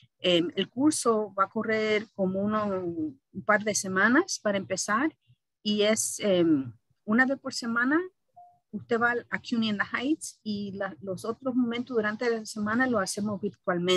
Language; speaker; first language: Spanish; early bilingual, heritage; Spanish